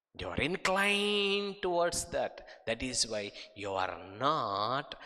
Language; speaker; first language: English; non-native, local second language; Telugu